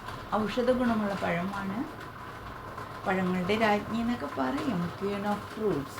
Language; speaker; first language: Malayalam; native; Malayalam